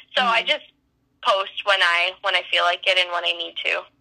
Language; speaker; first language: English; native; English